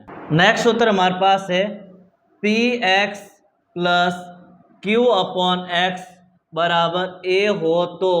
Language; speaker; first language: Hindi; native; Hindi